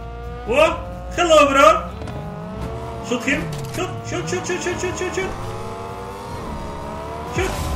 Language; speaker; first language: English; non-native, learner; Russian